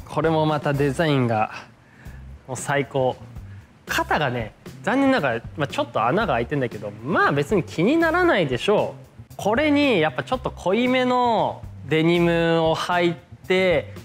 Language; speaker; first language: Japanese; native; Japanese